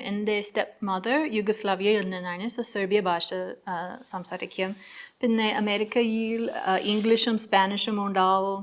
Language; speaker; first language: Malayalam; non-native, learner; English